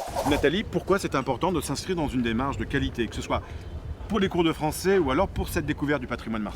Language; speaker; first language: French; native; French